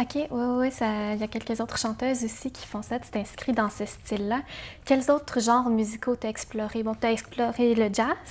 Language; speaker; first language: French; native; French